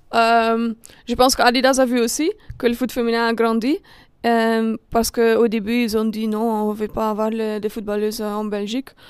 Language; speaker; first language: French; non-native, local second language; Dutch